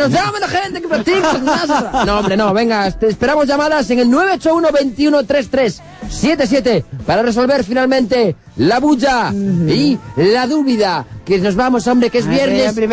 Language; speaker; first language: Spanish; native; Spanish